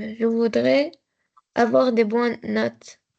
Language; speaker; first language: French; non-native, learner; Arabic